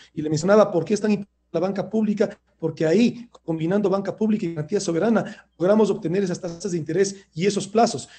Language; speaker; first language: Spanish; native; Spanish